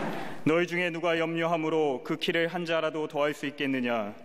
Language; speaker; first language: Korean; native; Korean